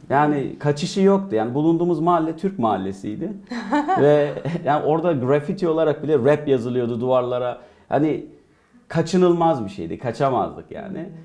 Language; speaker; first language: Turkish; early bilingual, heritage; Turkish